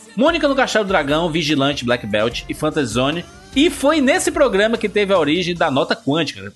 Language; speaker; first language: Portuguese; native; Portuguese